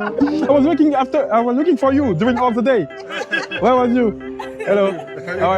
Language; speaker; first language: English; non-native, learner; French